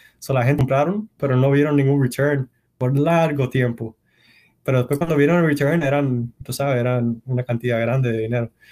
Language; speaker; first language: Spanish; early bilingual, heritage; Spanish